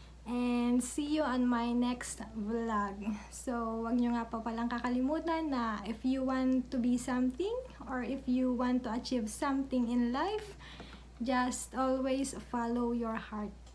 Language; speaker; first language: English; non-native, local second language; Filipino